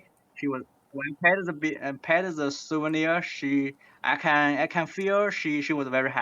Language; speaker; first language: English; non-native, learner; Chinese